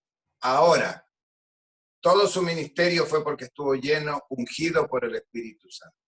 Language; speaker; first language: Spanish; native; Spanish